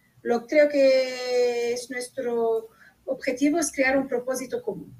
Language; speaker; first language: Spanish; non-native, fluent; Arabic